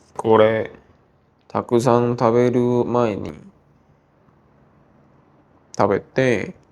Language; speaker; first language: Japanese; non-native, learner; Korean